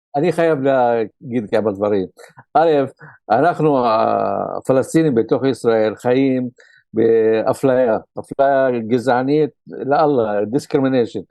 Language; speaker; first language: Hebrew; non-native, local second language; Arabic